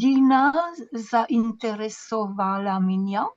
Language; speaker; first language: Russian; non-native, learner; French